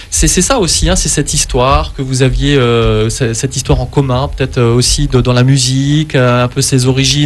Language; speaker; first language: French; native; French